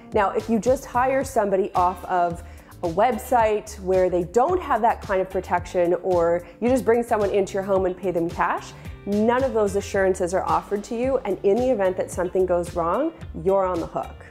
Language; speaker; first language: English; native; English